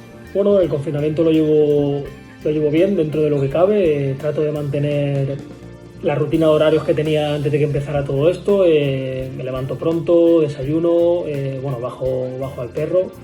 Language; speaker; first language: Spanish; native; Spanish